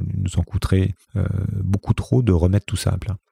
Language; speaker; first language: French; native; French